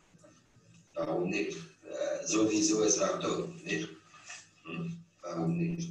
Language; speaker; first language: German; non-native, fluent; French